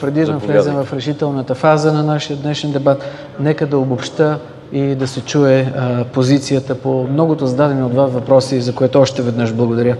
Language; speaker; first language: Bulgarian; native; Bulgarian